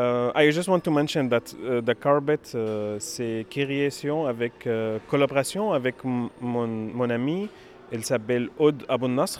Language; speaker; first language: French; non-native, learner; Arabic